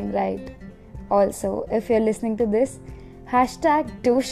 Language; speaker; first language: English; non-native, local second language; Hindi